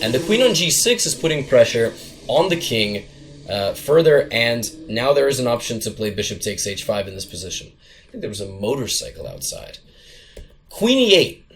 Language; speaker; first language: English; native; English